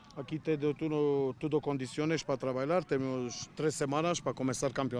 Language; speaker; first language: Portuguese; non-native, learner; Romanian